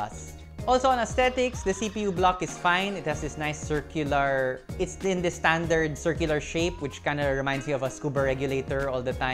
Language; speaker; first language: English; non-native, local second language; Filipino